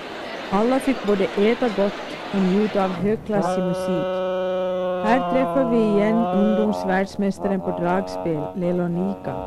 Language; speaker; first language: Swedish; native; Swedish